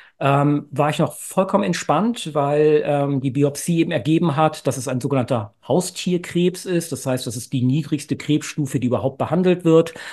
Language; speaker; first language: German; native; German